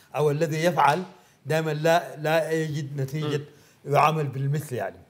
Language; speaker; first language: Arabic; native; Arabic